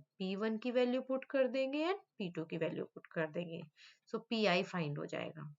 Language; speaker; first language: Hindi; native; Hindi